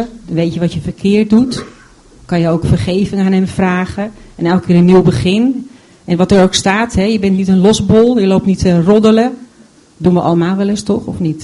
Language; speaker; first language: Dutch; native; Dutch